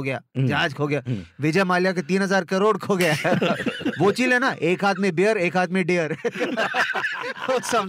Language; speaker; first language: English; non-native, local second language; Hindi